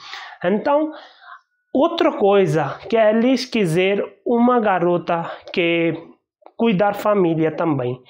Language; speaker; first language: Portuguese; non-native, learner; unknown